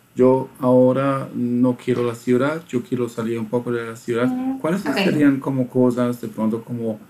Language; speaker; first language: Spanish; non-native, fluent; German